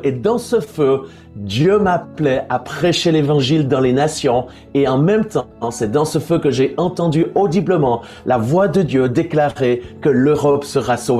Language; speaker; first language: French; native; French